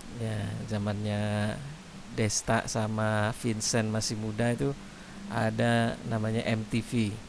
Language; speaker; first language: Indonesian; native; Indonesian